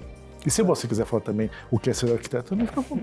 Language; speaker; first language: Portuguese; native; Portuguese